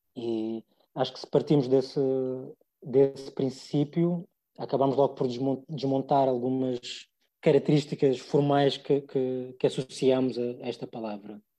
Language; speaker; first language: Portuguese; early bilingual, other home language; English